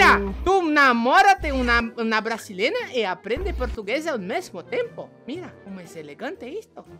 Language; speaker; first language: Spanish; non-native, learner; Portuguese